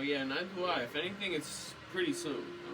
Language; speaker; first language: English; native; English